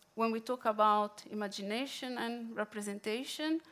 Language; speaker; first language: English; non-native, fluent; Italian